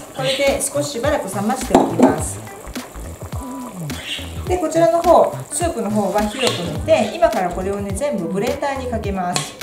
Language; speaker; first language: Japanese; native; Japanese